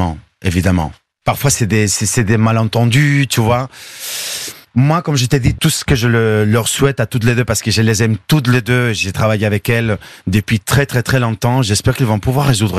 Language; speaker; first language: French; non-native, fluent; Spanish